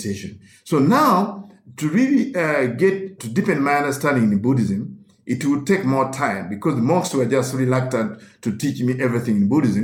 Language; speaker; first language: English; non-native, local second language; Ganda